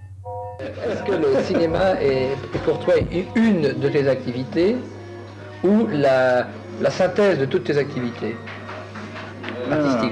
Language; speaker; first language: French; native; French